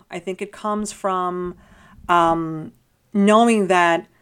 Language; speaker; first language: English; early bilingual, heritage; Spanish